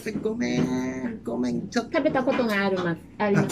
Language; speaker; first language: Japanese; non-native, learner; Thai